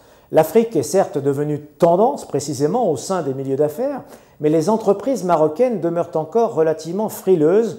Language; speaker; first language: French; non-native, local second language; Arabic